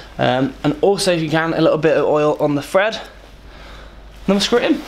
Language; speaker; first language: English; native; English